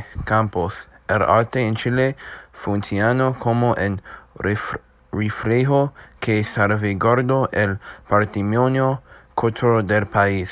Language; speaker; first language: Spanish; non-native, learner; English